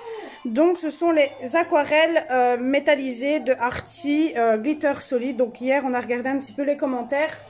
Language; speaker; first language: French; native; French